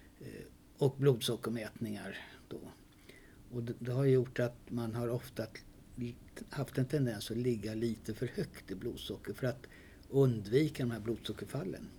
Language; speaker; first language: Swedish; native; Swedish